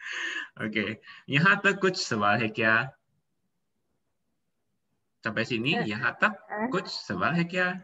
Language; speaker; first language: Hindi; non-native, fluent; Indonesian